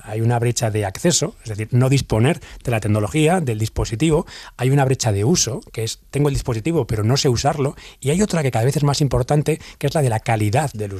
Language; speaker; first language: Spanish; native; Spanish